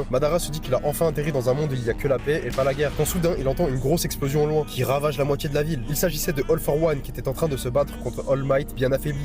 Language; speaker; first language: French; native; French